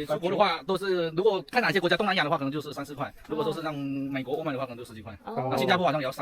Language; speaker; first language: Chinese; native; Chinese